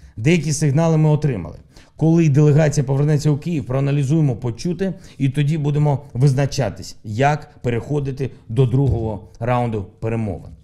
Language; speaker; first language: Ukrainian; non-native, local second language; Russian